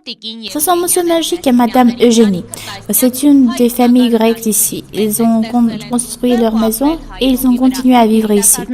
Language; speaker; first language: French; non-native, fluent; Armenian